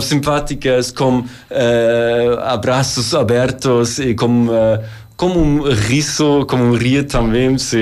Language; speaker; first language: Portuguese; non-native, learner; German